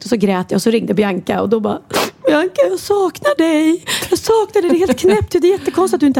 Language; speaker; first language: Swedish; native; Swedish